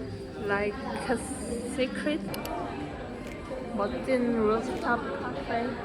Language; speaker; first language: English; non-native, learner; Korean